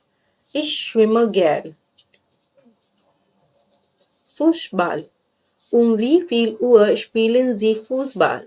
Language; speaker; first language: German; non-native, fluent; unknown